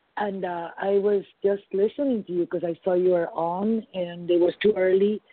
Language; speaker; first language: English; non-native, fluent; Spanish